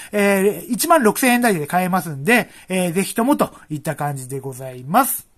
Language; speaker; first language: Japanese; native; Japanese